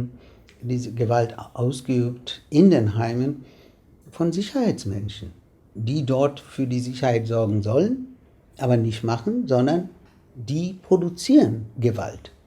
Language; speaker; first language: German; non-native, fluent; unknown